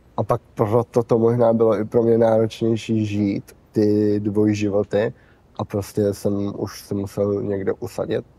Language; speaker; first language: Czech; early bilingual, heritage; Czech